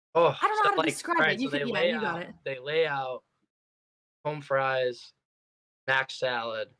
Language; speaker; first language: English; native; English